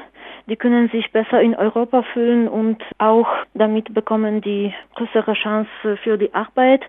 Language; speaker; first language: German; non-native, fluent; Polish